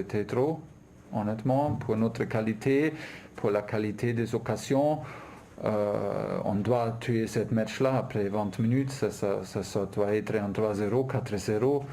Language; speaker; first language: French; non-native, fluent; German